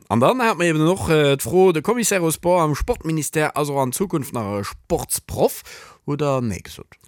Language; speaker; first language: Luxembourgish; native; Luxembourgish